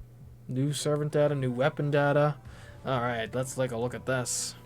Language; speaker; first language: English; native; English